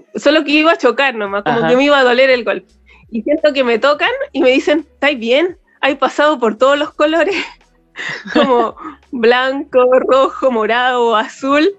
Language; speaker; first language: Spanish; native; Spanish